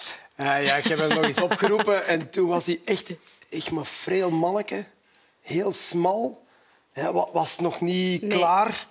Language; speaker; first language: Dutch; native; Dutch